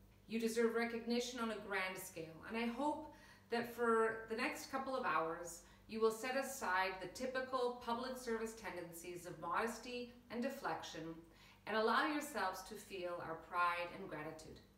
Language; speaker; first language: English; early bilingual, other home language; Ukrainian